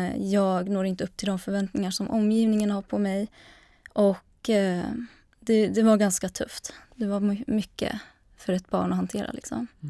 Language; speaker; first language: Swedish; early bilingual, other home language; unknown